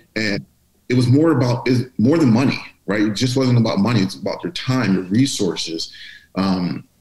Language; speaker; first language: English; native; English